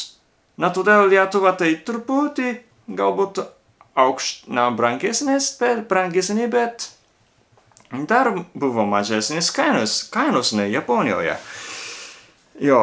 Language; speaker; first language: Lithuanian; non-native, learner; Japanese